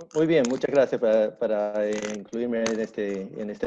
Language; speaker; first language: Spanish; early bilingual, heritage; Spanish